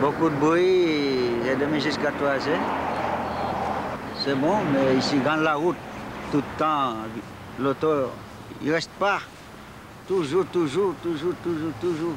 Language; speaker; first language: French; non-native, local second language; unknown